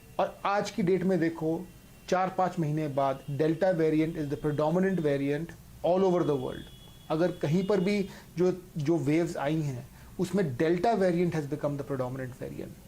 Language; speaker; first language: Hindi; native; Hindi